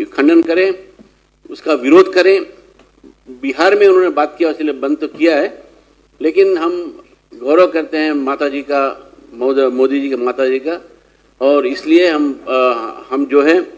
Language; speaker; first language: Hindi; non-native, local second language; Telugu